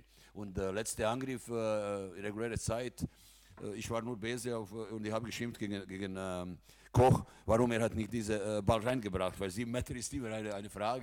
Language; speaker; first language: German; non-native, fluent; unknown